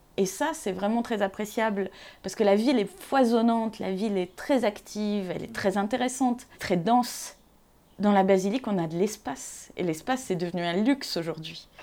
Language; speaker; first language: French; non-native, local second language; Arabic